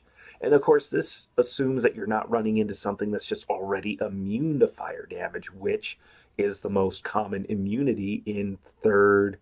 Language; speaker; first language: English; native; English